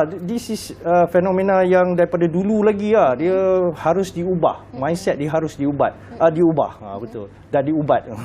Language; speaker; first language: Malay; native; Malay